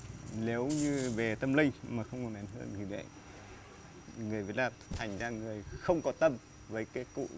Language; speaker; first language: Vietnamese; native; Vietnamese